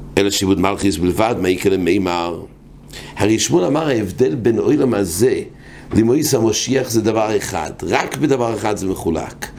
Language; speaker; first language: Hebrew; non-native, fluent; English